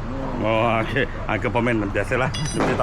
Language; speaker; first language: Malay; native; Malay